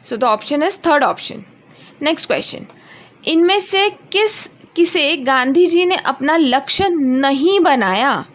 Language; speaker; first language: Hindi; non-native, local second language; Marathi